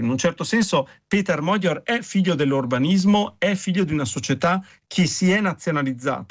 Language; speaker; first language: Italian; native; Italian